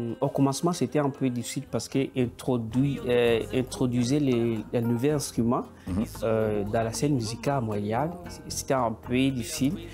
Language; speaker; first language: French; non-native, local second language; Kinyarwanda